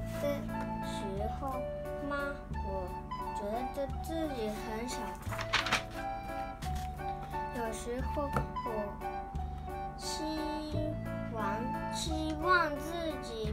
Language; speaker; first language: Chinese; early bilingual, heritage; Japanese